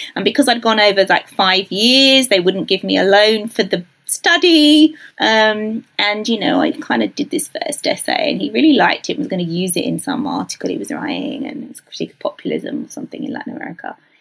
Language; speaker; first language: English; native; English